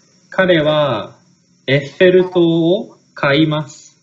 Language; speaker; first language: Japanese; native; Japanese